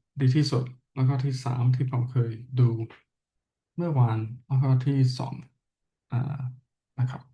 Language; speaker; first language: Thai; non-native, learner; English